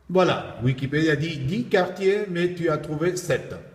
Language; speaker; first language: French; non-native, fluent; Spanish